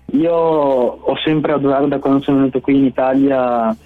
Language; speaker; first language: Italian; early bilingual, other home language; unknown